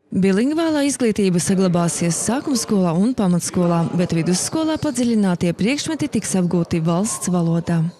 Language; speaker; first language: Latvian; native; Latvian